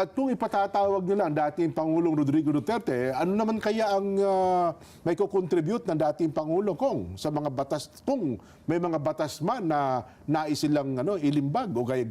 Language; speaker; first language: Filipino; native; Filipino